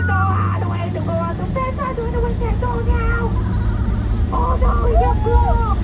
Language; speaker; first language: English; non-native, learner; Cantonese